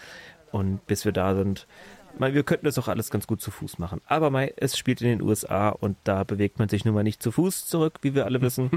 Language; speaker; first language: German; native; German